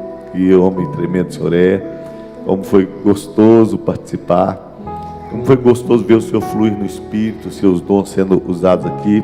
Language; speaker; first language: Portuguese; native; Portuguese